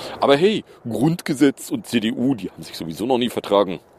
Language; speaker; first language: German; native; German